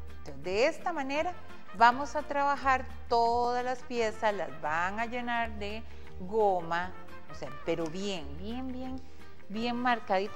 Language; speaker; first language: Spanish; native; Spanish